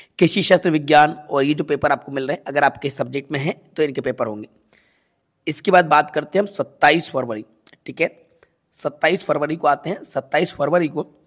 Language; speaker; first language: Hindi; native; Hindi